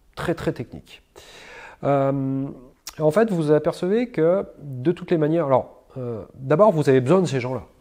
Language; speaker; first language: French; native; French